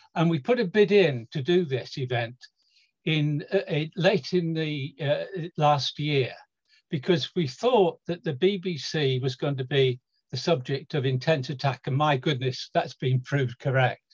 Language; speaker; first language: English; native; English